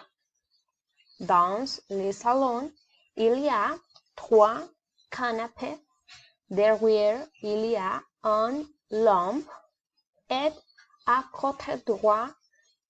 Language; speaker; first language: French; non-native, learner; Spanish